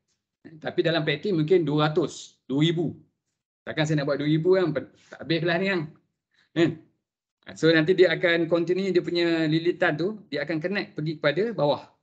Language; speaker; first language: Malay; native; Malay